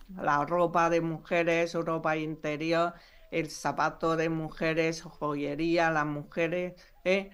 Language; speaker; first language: Spanish; non-native, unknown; Chinese